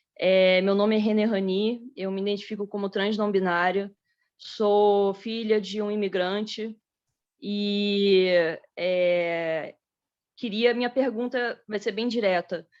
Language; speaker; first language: Portuguese; early bilingual, other home language; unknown